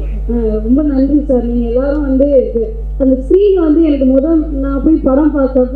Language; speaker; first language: Tamil; native; Tamil